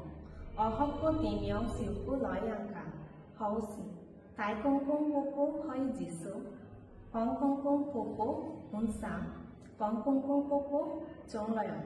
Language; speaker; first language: Cantonese; non-native, learner; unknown